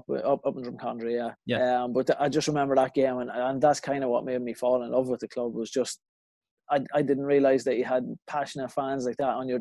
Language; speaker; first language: English; native; English